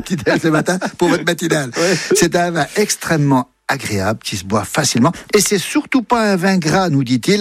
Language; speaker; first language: French; native; French